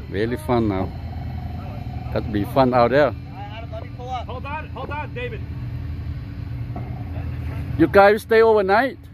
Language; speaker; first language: English; non-native, fluent; Lao